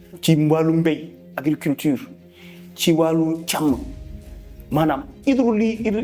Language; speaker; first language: Wolof; non-native, local second language; Fula